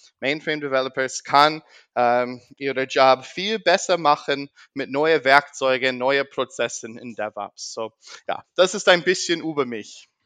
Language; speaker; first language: German; non-native, learner; English